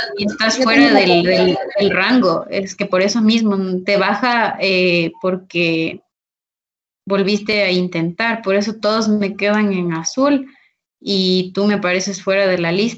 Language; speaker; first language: Spanish; native; Spanish